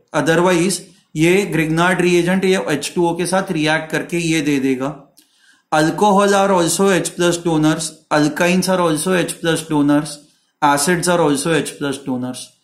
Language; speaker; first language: Hindi; non-native, local second language; Marathi